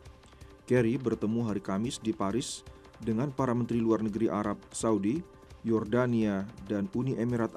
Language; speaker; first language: Indonesian; native; Indonesian